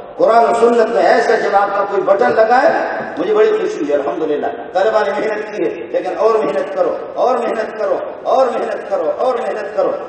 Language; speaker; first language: Urdu; non-native, local second language; Brahui